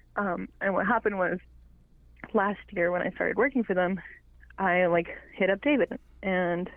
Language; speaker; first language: English; non-native, fluent; Cree